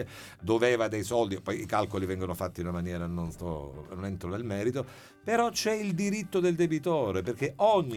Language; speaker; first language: Italian; native; Italian